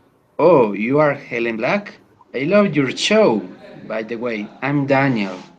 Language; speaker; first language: English; non-native, learner; Spanish